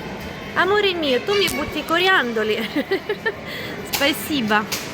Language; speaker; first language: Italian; non-native, fluent; Russian